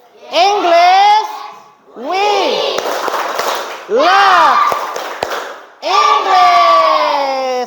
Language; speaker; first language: English; non-native, fluent; Indonesian